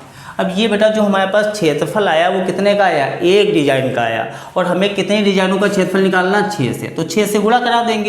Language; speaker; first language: Hindi; native; Hindi